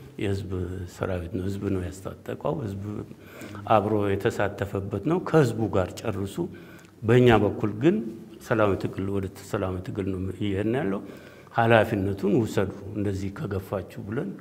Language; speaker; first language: Amharic; non-native, local second language; Oromo